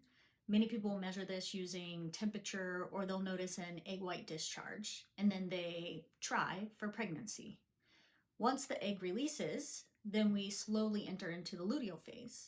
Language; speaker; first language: English; native; English